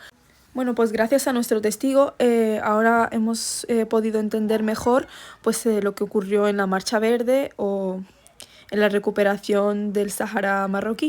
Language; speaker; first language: Spanish; early bilingual, other home language; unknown